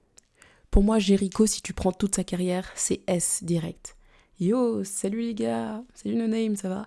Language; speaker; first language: French; native; French